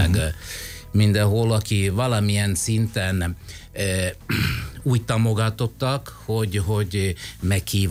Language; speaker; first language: Hungarian; non-native, fluent; Italian